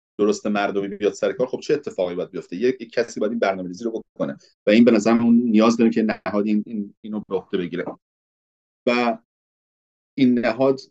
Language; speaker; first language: Persian; early bilingual, heritage; Persian